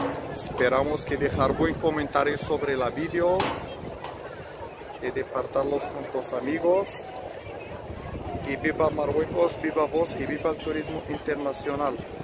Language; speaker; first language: Spanish; non-native, learner; Arabic